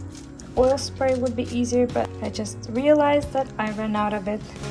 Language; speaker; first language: English; non-native, fluent; Russian